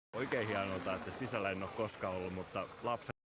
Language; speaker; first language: Finnish; native; Finnish